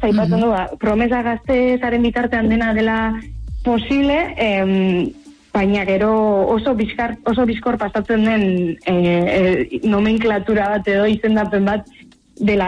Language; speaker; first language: Basque; native; Basque